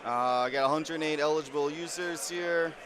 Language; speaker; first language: English; native; English